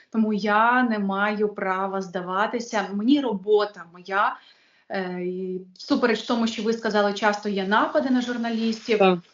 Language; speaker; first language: Ukrainian; native; Ukrainian